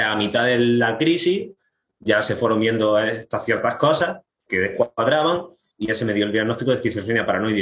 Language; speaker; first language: Spanish; native; Spanish